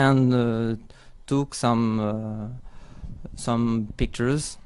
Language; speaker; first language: English; non-native, learner; French